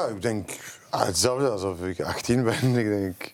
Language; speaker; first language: Dutch; non-native, local second language; French